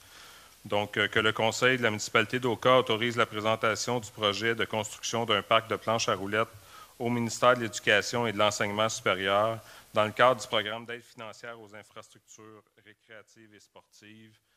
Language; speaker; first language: French; native; French